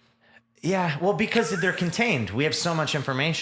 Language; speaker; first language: English; native; English